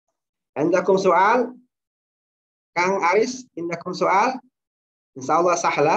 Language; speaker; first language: Arabic; non-native, fluent; Indonesian